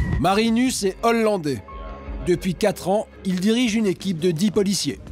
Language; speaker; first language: French; native; French